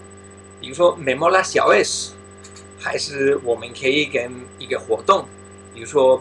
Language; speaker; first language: Chinese; non-native, fluent; Spanish